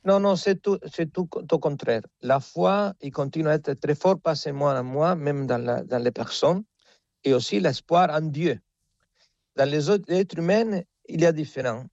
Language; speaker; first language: French; non-native, fluent; Spanish